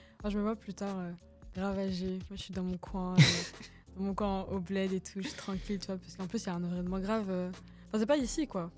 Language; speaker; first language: French; native; French